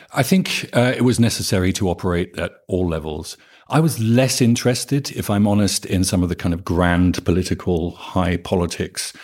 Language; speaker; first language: English; native; English